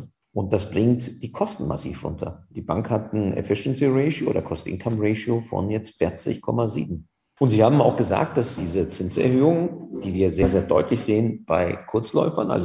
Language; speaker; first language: German; native; German